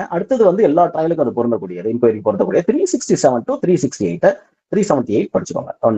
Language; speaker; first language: Tamil; native; Tamil